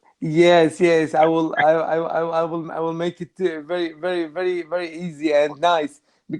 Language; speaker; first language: English; non-native, learner; Arabic